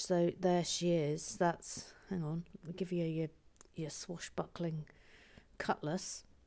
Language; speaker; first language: English; native; English